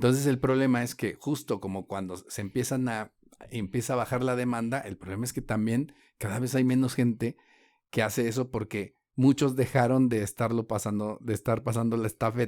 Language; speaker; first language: Spanish; native; Spanish